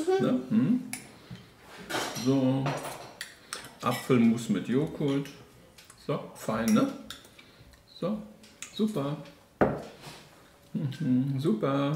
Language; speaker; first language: German; native; German